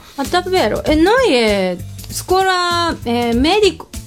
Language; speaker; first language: Italian; non-native, learner; Japanese